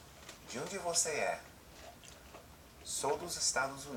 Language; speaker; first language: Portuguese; non-native, learner; English